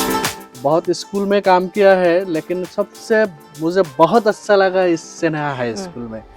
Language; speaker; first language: Hindi; non-native, local second language; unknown